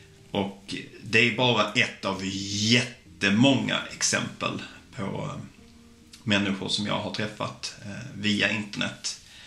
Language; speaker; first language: Swedish; native; Swedish